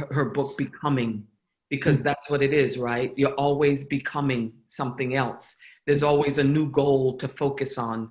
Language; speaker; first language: English; native; English